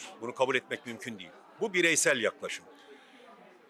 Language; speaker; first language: Turkish; native; Turkish